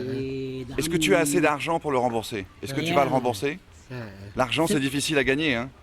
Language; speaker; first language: French; native; French